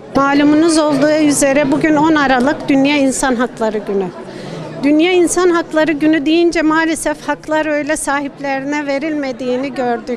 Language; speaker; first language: Turkish; native; Turkish